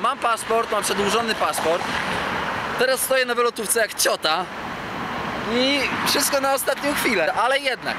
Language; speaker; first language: Polish; native; Polish